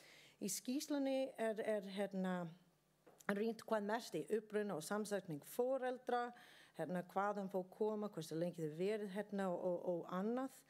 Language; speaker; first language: Icelandic; non-native, learner; English